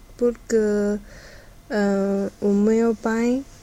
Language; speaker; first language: Portuguese; non-native, learner; Chinese